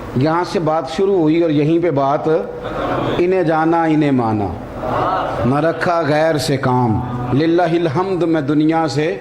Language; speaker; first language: Urdu; non-native, local second language; Punjabi